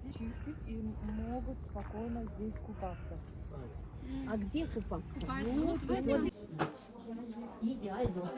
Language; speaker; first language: Russian; non-native, local second language; Uzbek